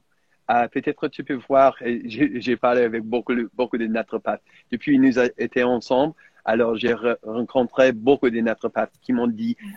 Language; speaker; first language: French; non-native, fluent; English